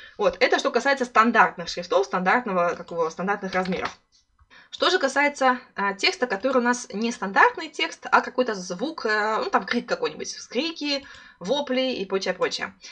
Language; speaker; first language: Russian; native; Russian